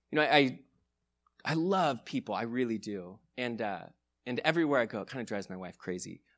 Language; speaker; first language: English; native; English